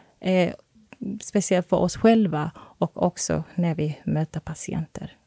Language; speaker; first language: Swedish; non-native, fluent; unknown